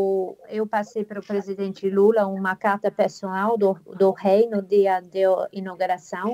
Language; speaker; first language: Portuguese; non-native, fluent; English